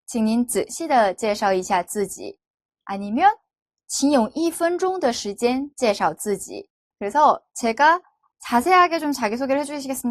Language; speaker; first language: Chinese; non-native, fluent; Korean